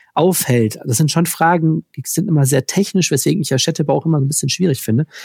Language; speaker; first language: German; native; German